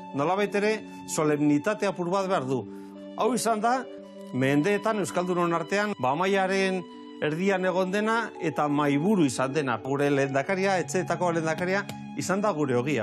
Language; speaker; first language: Basque; native; Basque